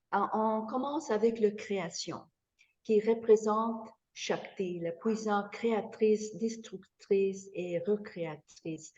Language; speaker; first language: French; non-native, fluent; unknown